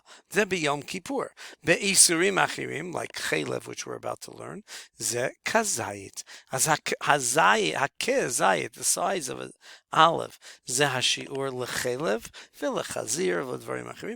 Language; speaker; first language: Hebrew; non-native, fluent; English